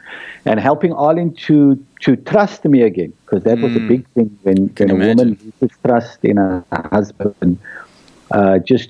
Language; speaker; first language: English; native; English